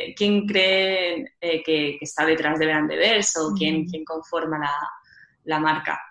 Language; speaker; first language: Spanish; native; Spanish